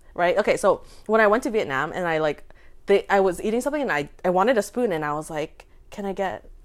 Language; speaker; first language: English; early bilingual, other home language; Vietnamese